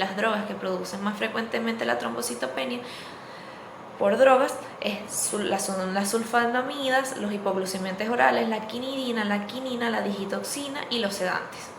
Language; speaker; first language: Spanish; native; Spanish